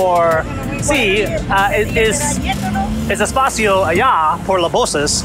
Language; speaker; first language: Spanish; non-native, learner; English